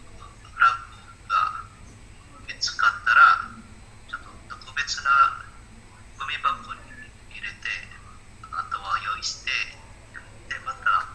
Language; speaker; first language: Japanese; non-native, learner; Indonesian